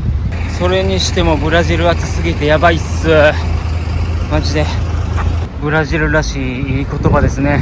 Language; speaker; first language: Japanese; native; Japanese